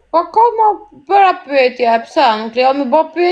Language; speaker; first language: Albanian; native; Albanian